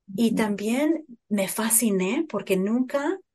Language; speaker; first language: Spanish; early bilingual, heritage; Spanish